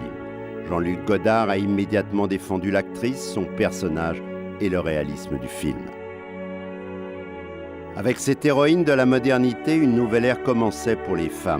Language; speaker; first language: French; native; French